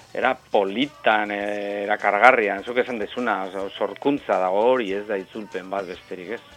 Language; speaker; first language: Basque; non-native, local second language; Spanish